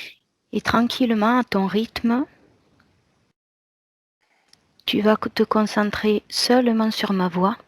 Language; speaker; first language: French; native; French